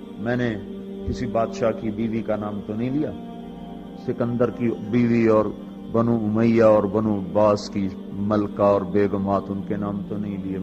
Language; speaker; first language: Urdu; non-native, local second language; Punjabi